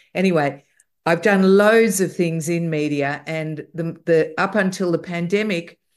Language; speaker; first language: English; native; English